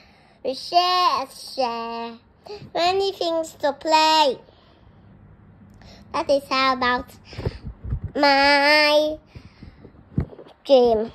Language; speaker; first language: English; non-native, learner; Vietnamese